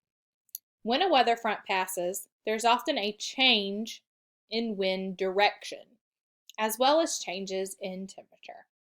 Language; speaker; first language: English; native; English